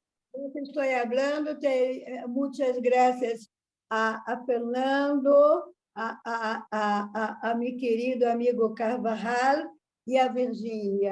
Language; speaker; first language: Spanish; non-native, learner; Portuguese